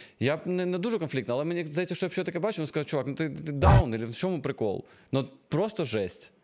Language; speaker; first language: Ukrainian; non-native, local second language; Russian